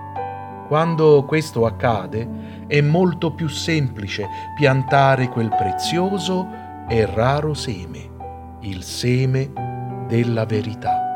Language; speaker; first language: Italian; native; Italian